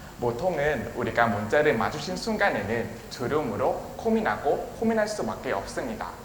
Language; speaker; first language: Korean; non-native, learner; Thai